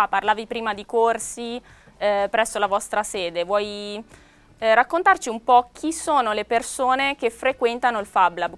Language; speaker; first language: Italian; native; Italian